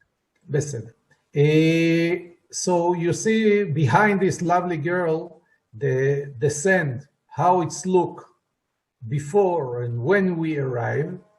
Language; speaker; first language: English; non-native, fluent; Hebrew